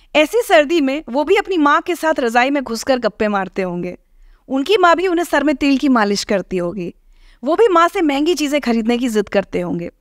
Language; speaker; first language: Hindi; native; Hindi